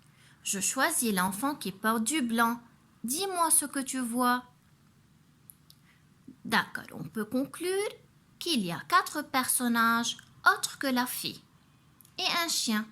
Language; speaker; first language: French; non-native, local second language; Arabic